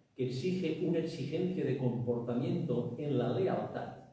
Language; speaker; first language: Spanish; non-native, local second language; Catalan